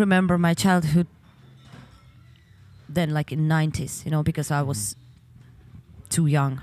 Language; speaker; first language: English; non-native, fluent; Ukrainian